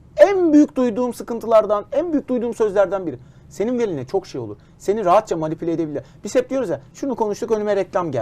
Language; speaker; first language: Turkish; native; Turkish